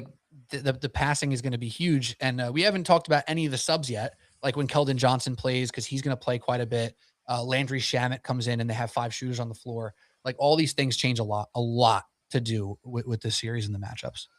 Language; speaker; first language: English; native; English